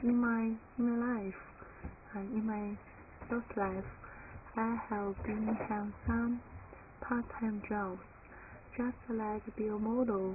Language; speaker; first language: English; non-native, learner; Chinese